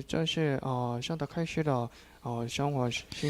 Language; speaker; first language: Chinese; non-native, learner; Korean